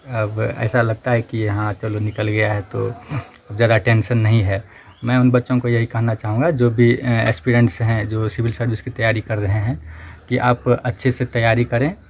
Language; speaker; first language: Hindi; non-native, local second language; Maithili